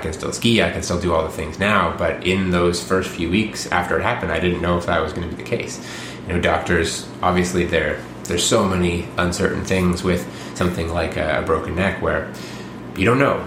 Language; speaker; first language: English; native; English